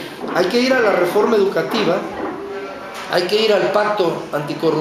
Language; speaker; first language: Spanish; native; Spanish